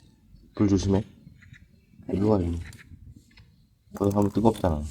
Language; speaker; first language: Korean; native; Korean